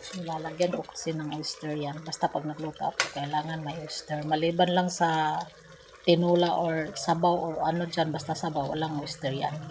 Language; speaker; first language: Filipino; non-native, local second language; Cebuano